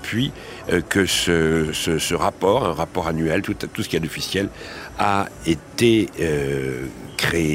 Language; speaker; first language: French; native; French